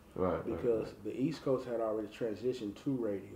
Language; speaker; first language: English; native; English